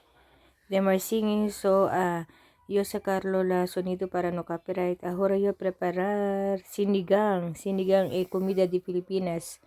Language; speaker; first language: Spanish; non-native, learner; Filipino